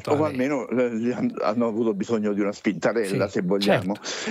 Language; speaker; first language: Italian; native; Italian